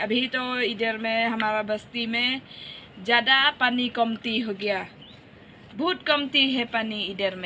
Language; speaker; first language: Hindi; non-native, local second language; Khasi